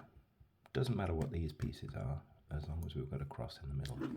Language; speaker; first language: English; native; English